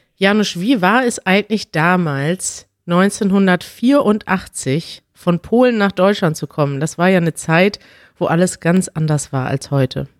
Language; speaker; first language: German; native; German